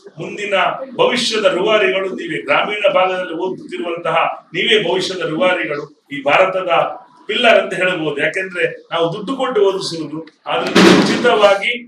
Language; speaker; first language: Kannada; native; Kannada